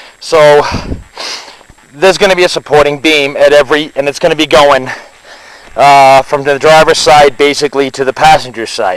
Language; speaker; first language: English; native; English